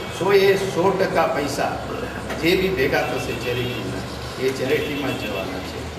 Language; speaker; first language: Gujarati; early bilingual, heritage; Gujarati